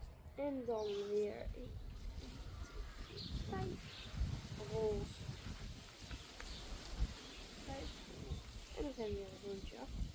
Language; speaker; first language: Dutch; native; Dutch